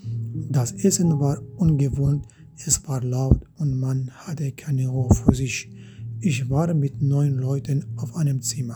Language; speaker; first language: German; non-native, fluent; Arabic